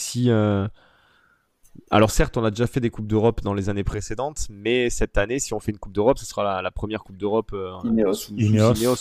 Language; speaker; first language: French; native; French